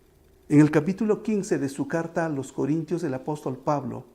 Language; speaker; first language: Spanish; native; Spanish